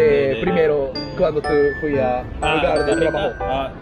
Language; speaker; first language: Spanish; non-native, learner; Japanese